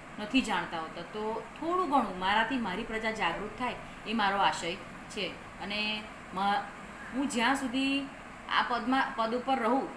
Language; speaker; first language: Gujarati; non-native, local second language; Rathawi